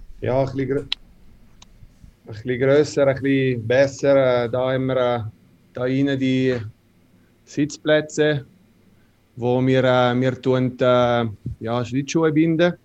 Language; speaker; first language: German; non-native, local second language; Italian